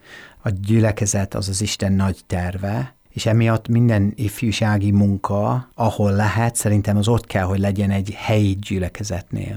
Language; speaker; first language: Hungarian; non-native, fluent; English